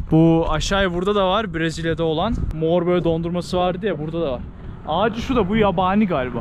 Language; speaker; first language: Turkish; native; Turkish